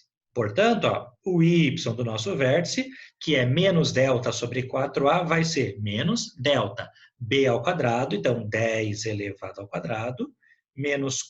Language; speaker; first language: Portuguese; native; Portuguese